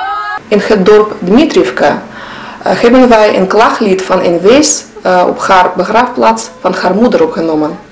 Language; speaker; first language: Dutch; non-native, fluent; Russian